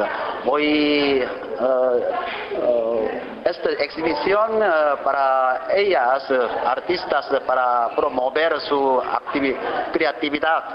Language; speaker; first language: Spanish; non-native, learner; Korean